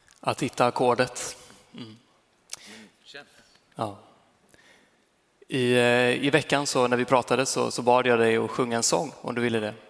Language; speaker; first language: Swedish; native; Swedish